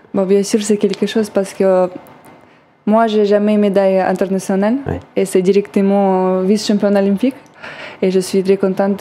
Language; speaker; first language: French; non-native, learner; Russian